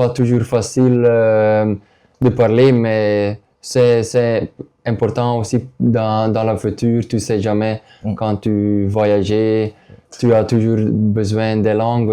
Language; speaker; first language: French; non-native, local second language; Dutch